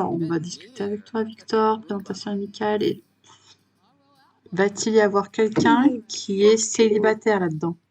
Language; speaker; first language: French; native; French